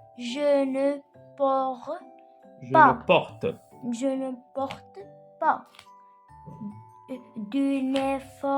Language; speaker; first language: French; non-native, learner; Arabic